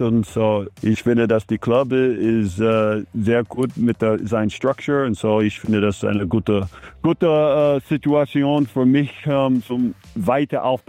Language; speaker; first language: German; non-native, fluent; English